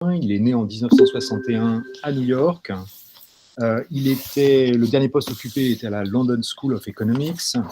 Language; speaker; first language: French; native; French